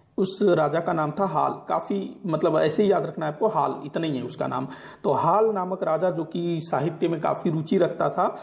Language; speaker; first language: Hindi; non-native, local second language; Marathi